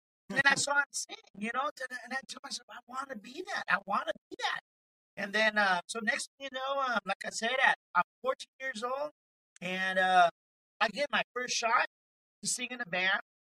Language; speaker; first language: English; early bilingual, other home language; Spanish